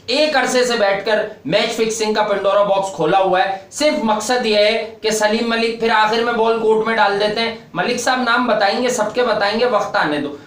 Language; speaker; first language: Urdu; native; Urdu